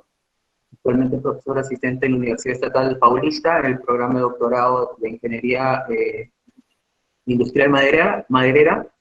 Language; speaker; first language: Spanish; native; Spanish